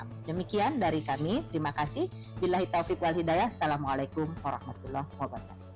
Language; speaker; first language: Indonesian; native; Indonesian